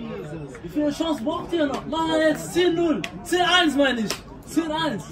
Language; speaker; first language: German; native; German